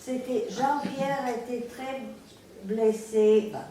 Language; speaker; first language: French; non-native, fluent; Serbian